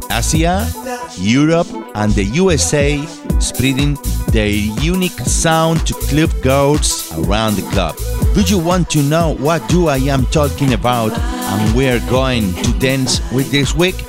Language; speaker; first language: English; non-native, learner; Spanish